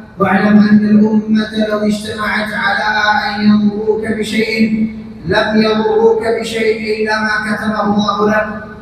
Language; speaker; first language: Arabic; non-native, fluent; Bangla